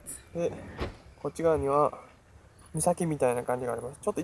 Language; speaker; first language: Japanese; native; Japanese